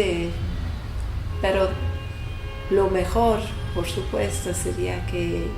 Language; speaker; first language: Spanish; non-native, fluent; English